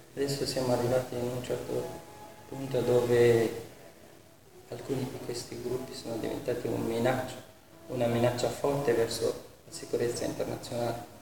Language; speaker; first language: Italian; non-native, fluent; Persian